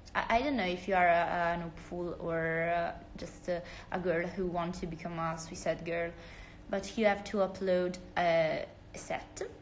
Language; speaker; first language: English; non-native, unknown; Italian